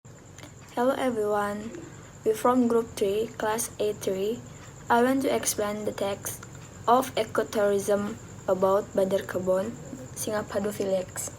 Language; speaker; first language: English; non-native, learner; Indonesian